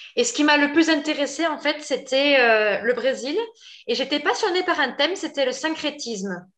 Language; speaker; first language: French; native; French